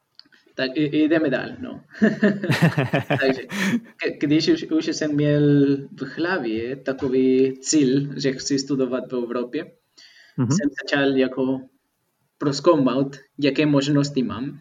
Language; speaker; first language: Czech; non-native, fluent; Spanish